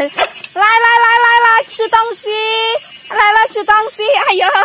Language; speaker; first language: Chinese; non-native, learner; Indonesian